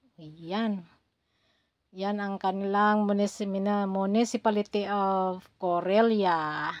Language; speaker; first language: Filipino; non-native, local second language; Cebuano